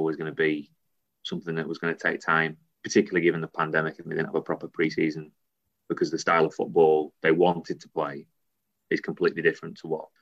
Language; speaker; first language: English; native; English